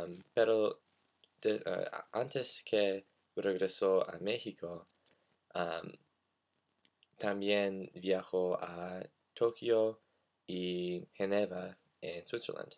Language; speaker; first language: Spanish; non-native, learner; English